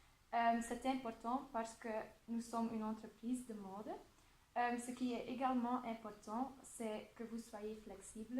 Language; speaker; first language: French; non-native, local second language; Dutch